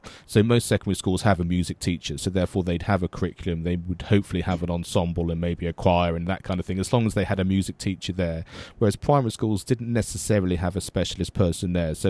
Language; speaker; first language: English; native; English